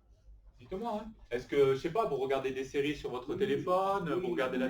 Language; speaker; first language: French; native; French